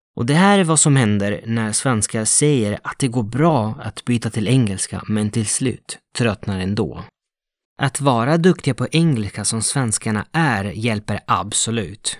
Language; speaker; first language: Swedish; non-native, fluent; Italian